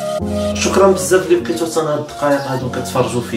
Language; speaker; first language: Arabic; native; Arabic